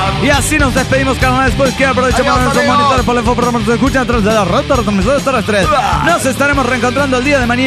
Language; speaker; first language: Spanish; native; Spanish